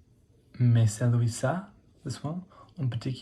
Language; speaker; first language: French; non-native, learner; English